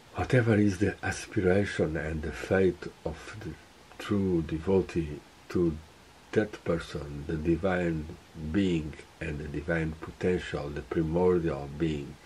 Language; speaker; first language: English; non-native, fluent; Portuguese